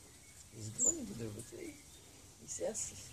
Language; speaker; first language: Bulgarian; native; Bulgarian